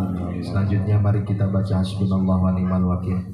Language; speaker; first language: Indonesian; native; Indonesian